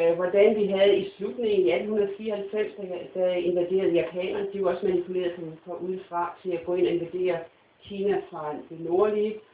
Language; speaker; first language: Danish; non-native, fluent; English